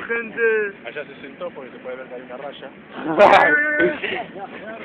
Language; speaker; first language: Spanish; native; Spanish